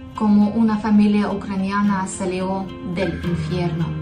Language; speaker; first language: Spanish; non-native, learner; Ukrainian